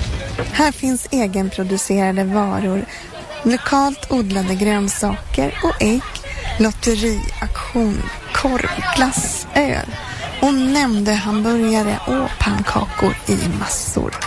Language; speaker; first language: Swedish; native; Swedish